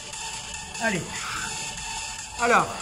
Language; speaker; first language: French; native; French